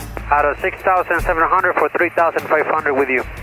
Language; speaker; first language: English; non-native, fluent; Spanish